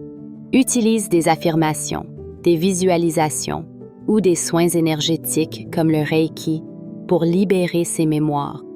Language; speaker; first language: French; native; French